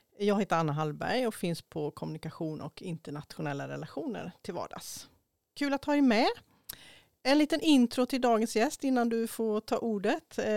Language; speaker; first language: Swedish; native; Swedish